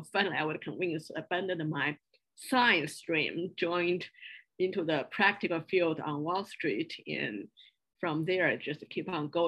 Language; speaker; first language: English; non-native, fluent; Chinese